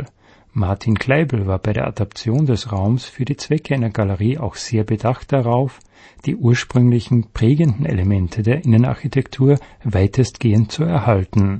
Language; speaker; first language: German; native; German